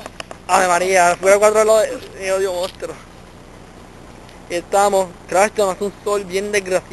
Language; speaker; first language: Spanish; native; Spanish